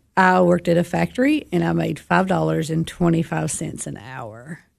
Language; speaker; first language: English; native; English